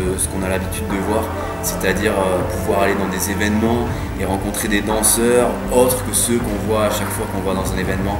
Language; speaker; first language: French; native; French